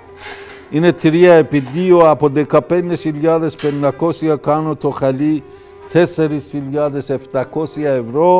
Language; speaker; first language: Greek; non-native, learner; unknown